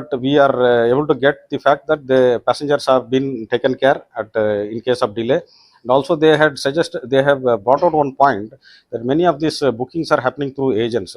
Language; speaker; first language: English; non-native, local second language; Tamil